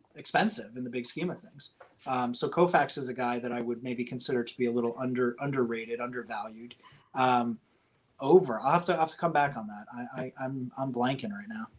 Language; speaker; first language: English; native; English